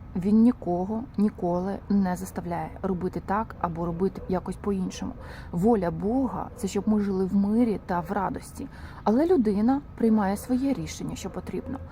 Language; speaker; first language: Ukrainian; non-native, local second language; Russian